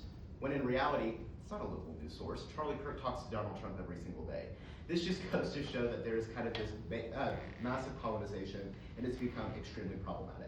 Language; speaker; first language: English; native; English